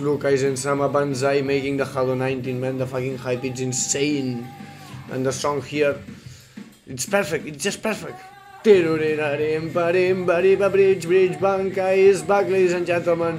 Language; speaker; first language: English; non-native, fluent; Spanish